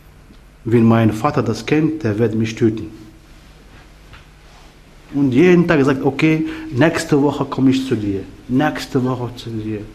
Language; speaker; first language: German; non-native, learner; Arabic